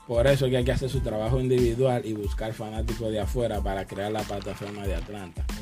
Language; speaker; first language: Spanish; native; Spanish